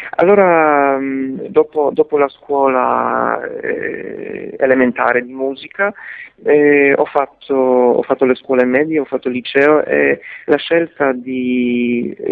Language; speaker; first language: Italian; non-native, fluent; Polish